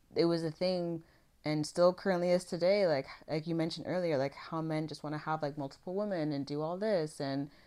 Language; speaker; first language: English; native; English